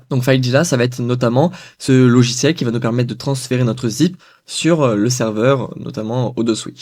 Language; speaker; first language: French; native; French